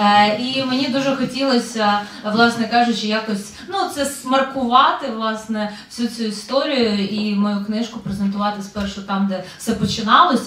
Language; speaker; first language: Ukrainian; native; Ukrainian